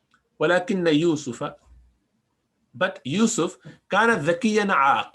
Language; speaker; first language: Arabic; non-native, fluent; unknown